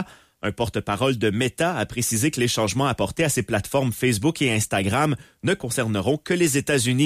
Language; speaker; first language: French; native; French